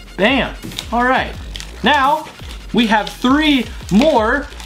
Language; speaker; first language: English; native; English